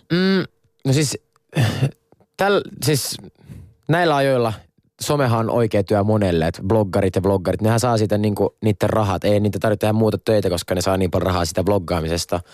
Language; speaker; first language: Finnish; non-native, local second language; Swedish